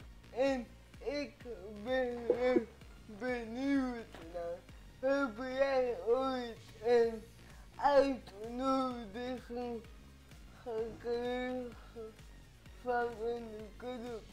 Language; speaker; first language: Dutch; early bilingual, other home language; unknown